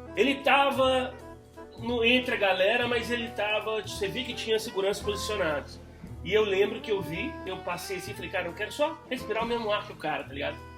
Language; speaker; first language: Portuguese; native; Portuguese